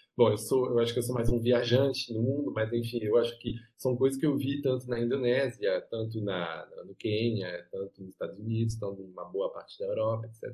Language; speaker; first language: Portuguese; non-native, fluent; French